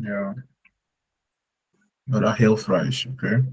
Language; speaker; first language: German; non-native, fluent; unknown